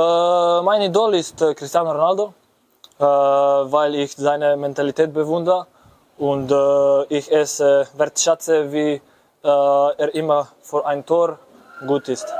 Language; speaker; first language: German; non-native, learner; Slovenian